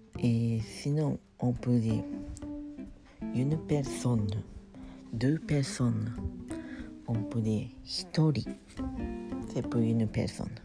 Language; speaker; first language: French; non-native, fluent; Japanese